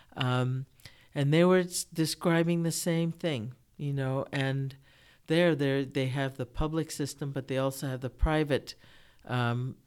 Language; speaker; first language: English; early bilingual, other home language; Japanese